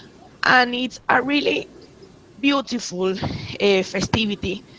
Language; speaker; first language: English; non-native, learner; Spanish